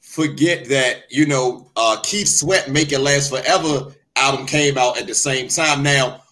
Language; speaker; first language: English; native; English